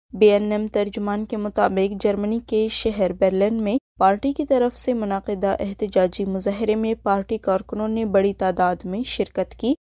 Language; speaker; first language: Urdu; non-native, local second language; Baluchi